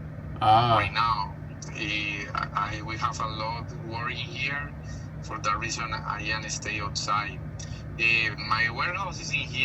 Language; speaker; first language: English; non-native, learner; Spanish